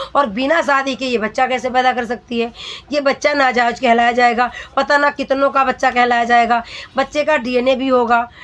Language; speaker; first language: Hindi; native; Hindi